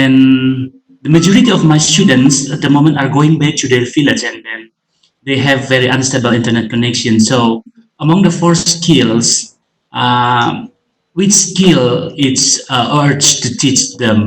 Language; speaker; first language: English; non-native, fluent; Indonesian